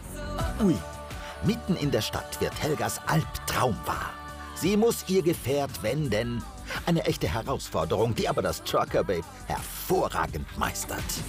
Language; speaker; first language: German; native; German